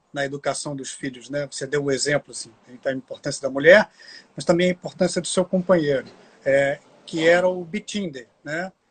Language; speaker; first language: Portuguese; native; Portuguese